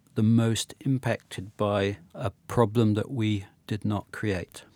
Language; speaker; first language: English; native; English